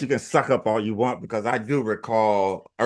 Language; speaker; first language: English; native; English